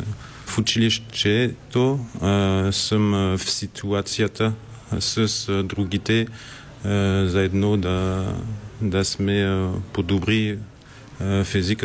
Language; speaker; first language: Bulgarian; non-native, learner; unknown